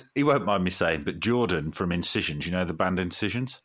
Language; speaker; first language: English; native; English